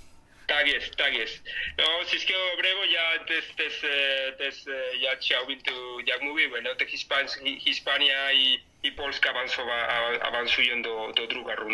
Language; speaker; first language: Polish; non-native, learner; Spanish